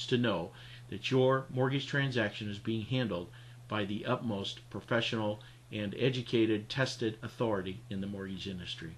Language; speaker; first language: English; native; English